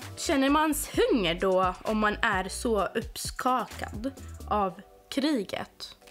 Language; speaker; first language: Swedish; non-native, fluent; Arabic